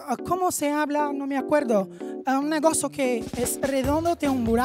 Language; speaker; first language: Spanish; non-native, fluent; Portuguese